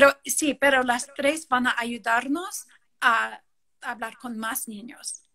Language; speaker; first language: Spanish; non-native, fluent; English